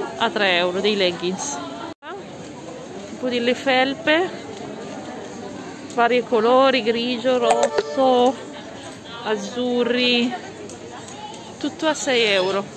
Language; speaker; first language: Italian; non-native, local second language; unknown